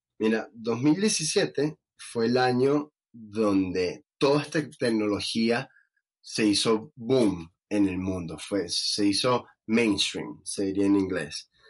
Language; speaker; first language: Spanish; native; Spanish